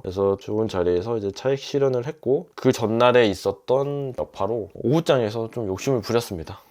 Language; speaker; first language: Korean; native; Korean